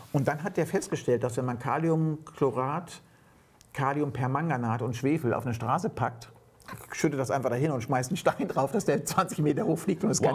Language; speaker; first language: German; native; German